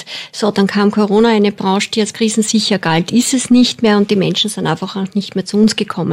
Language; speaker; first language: German; native; German